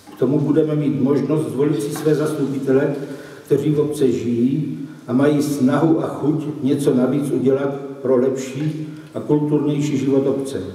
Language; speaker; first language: Czech; native; Czech